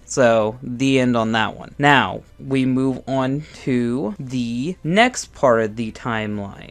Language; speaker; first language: English; native; English